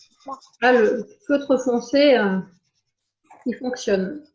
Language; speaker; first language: French; native; French